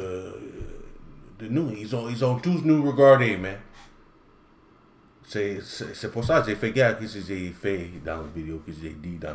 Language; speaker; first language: French; non-native, learner; English